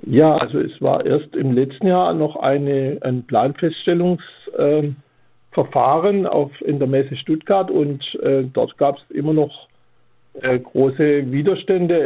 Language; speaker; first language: German; native; German